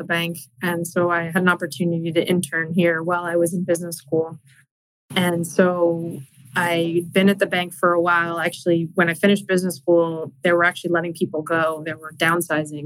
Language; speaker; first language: English; native; English